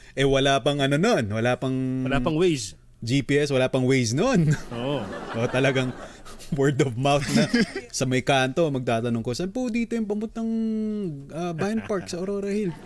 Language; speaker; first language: Filipino; native; Filipino